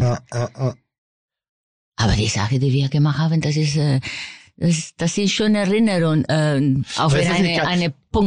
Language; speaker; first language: German; non-native, fluent; Spanish